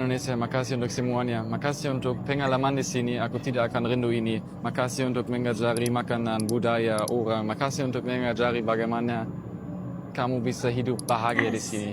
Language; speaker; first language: Indonesian; non-native, learner; German